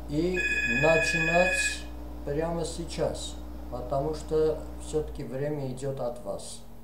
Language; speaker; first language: Russian; non-native, fluent; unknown